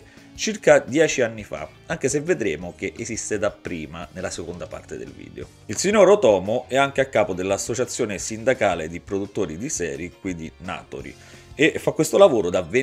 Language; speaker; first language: Italian; native; Italian